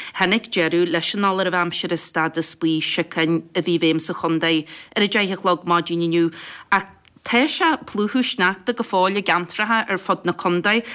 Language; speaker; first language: Irish; native; Irish